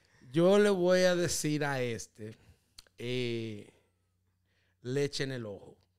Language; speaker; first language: Spanish; native; Spanish